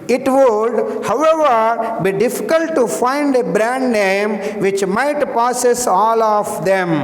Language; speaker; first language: English; non-native, local second language; Telugu